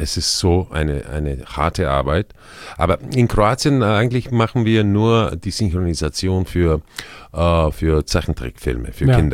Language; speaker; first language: German; non-native, fluent; Croatian